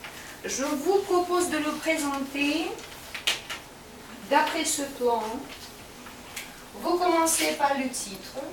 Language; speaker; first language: French; non-native, fluent; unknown